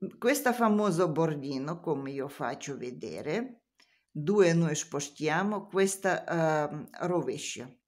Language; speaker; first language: Italian; non-native, learner; Russian